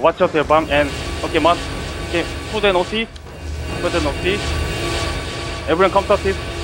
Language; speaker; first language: English; non-native, learner; Korean